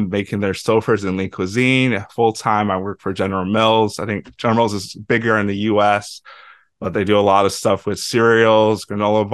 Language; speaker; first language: English; native; English